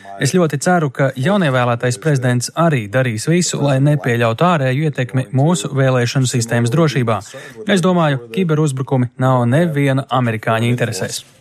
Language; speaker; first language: Latvian; native; Latvian